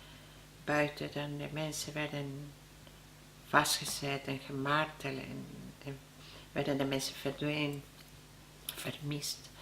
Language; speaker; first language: Dutch; non-native, learner; Spanish